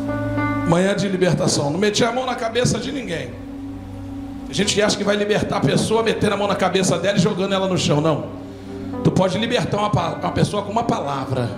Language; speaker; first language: Portuguese; native; Portuguese